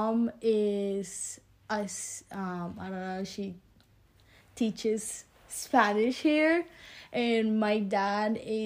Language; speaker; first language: English; early bilingual, other home language; Spanish